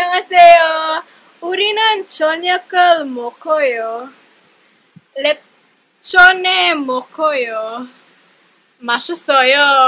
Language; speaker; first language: Korean; non-native, learner; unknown